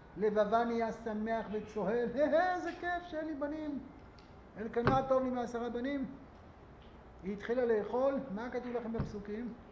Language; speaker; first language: Hebrew; native; Hebrew